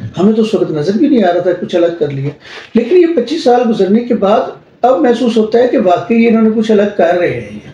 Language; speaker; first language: Urdu; non-native, local second language; Punjabi